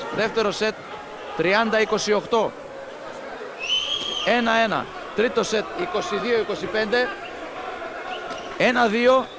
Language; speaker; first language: Greek; native; Greek